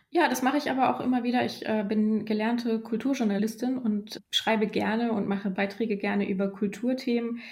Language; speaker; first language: German; early bilingual, other home language; Polish